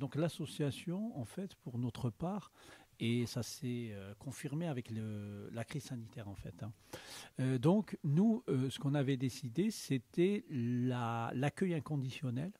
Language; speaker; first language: French; native; French